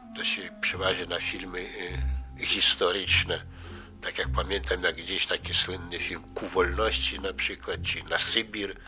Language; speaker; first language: Polish; native; Polish